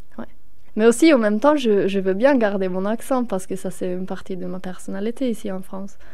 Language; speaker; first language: French; non-native, fluent; Swedish